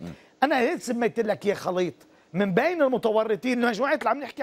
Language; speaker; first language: Arabic; native; Arabic